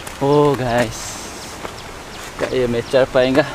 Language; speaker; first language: Hindi; non-native, local second language; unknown